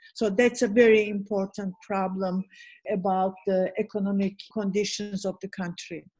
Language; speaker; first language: English; non-native, fluent; Turkish